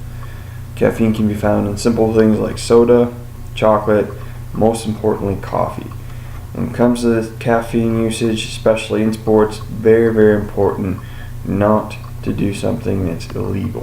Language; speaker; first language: English; native; English